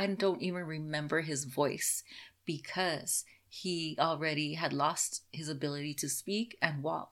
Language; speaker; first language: English; native; English